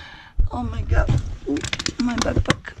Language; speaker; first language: English; non-native, fluent; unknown